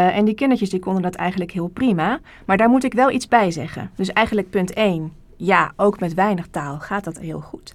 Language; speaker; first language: Dutch; native; Dutch